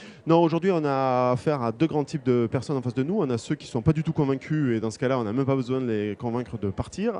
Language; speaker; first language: French; native; French